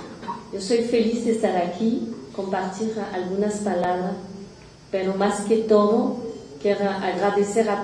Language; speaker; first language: Spanish; non-native, fluent; French